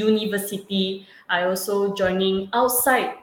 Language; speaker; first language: English; non-native, local second language; Chinese